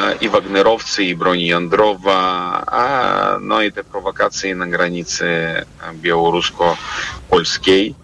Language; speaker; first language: Polish; non-native, fluent; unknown